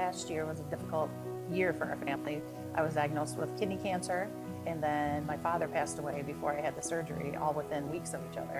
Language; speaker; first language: English; native; English